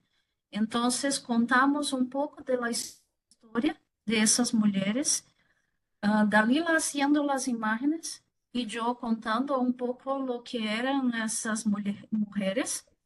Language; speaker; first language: Spanish; non-native, fluent; Portuguese